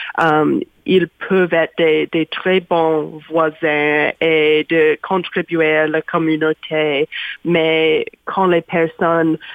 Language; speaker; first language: French; non-native, learner; English